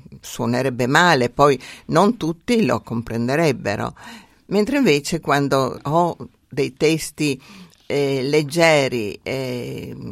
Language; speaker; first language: Italian; native; Italian